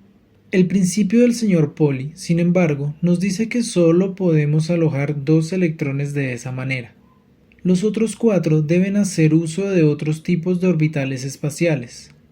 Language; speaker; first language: Spanish; native; Spanish